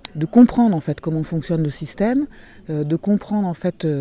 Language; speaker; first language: French; non-native, fluent; Portuguese